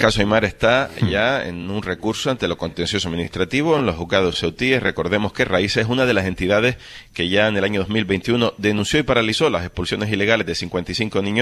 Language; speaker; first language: Spanish; native; Spanish